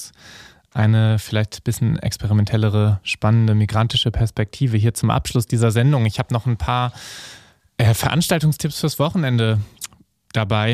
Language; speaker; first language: German; native; German